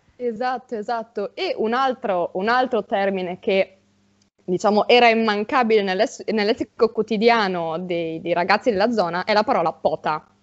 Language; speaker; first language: Italian; native; Italian